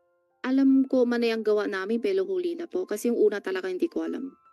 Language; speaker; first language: Filipino; non-native, learner; Chinese